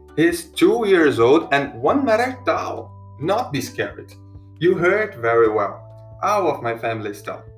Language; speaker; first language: English; non-native, learner; Portuguese